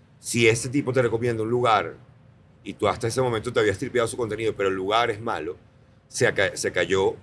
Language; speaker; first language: Spanish; native; Spanish